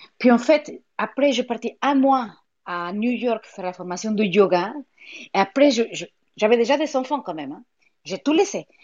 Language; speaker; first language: French; non-native, fluent; Spanish